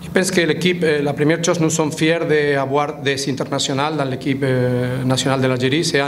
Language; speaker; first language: French; non-native, fluent; Spanish